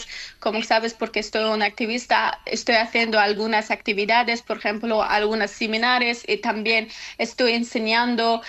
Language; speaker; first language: Spanish; non-native, learner; Persian